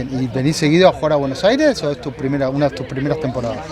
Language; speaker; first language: Spanish; native; Spanish